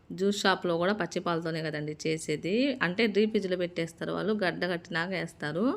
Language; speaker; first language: Telugu; native; Telugu